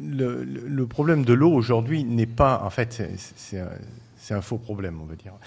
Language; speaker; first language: French; native; French